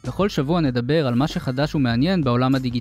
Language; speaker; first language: Hebrew; native; Hebrew